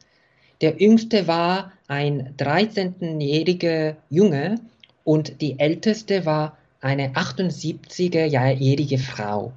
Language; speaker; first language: German; non-native, fluent; Korean